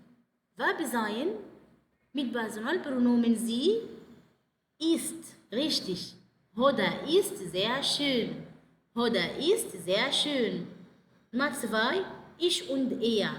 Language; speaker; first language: German; non-native, fluent; Arabic